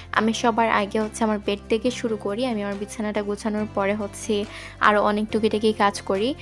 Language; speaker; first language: Bangla; non-native, local second language; Sylheti